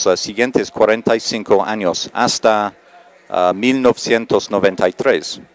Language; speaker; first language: Spanish; non-native, fluent; English